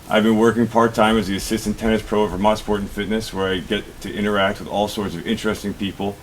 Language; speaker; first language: English; native; English